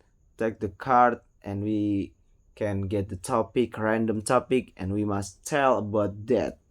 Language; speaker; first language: English; non-native, learner; Indonesian